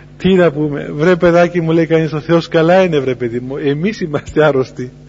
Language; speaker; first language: Greek; native; Greek